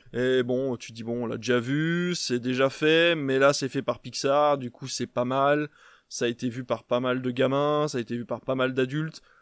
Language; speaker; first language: French; native; French